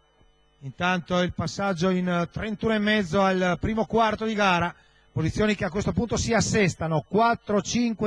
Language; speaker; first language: Italian; native; Italian